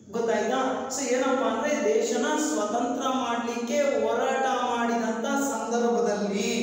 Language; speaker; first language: Hindi; non-native, local second language; Kannada